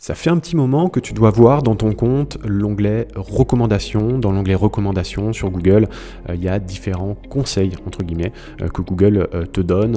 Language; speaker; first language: French; native; French